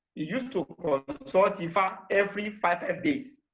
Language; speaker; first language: English; non-native, local second language; Yoruba